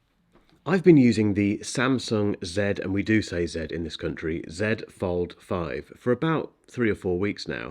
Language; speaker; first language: English; native; English